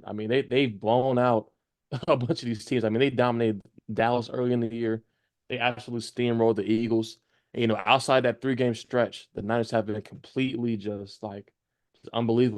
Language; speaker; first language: English; native; English